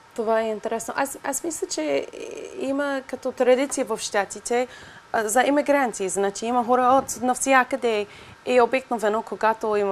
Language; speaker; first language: Bulgarian; non-native, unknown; English